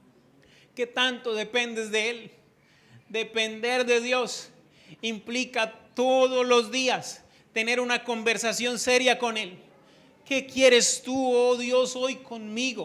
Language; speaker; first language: Spanish; native; Spanish